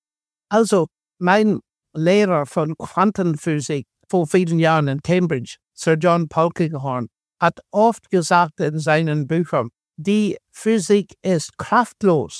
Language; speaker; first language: German; non-native, fluent; English